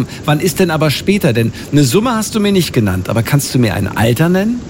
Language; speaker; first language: German; native; German